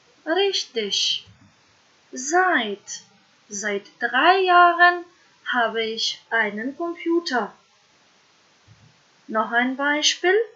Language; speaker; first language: German; non-native, fluent; Macedonian